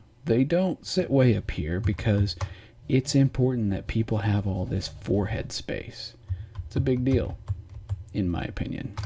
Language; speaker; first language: English; native; English